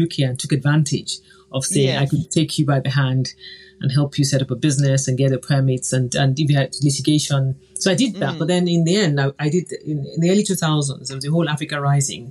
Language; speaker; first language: English; non-native, local second language; Yoruba